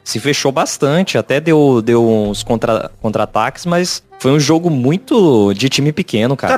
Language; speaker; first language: Portuguese; native; Portuguese